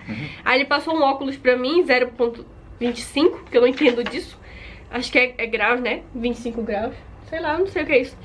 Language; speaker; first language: Portuguese; native; Portuguese